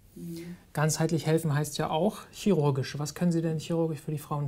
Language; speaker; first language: German; native; German